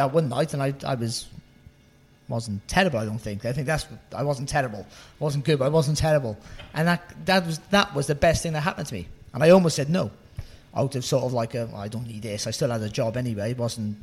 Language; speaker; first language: English; native; English